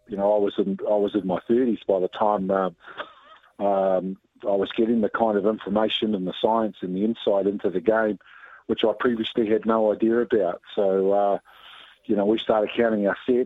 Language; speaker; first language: English; native; English